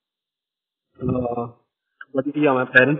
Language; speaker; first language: English; non-native, local second language; Marathi